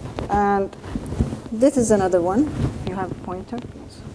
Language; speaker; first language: English; non-native, fluent; Arabic